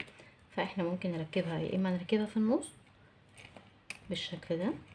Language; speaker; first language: Arabic; native; Arabic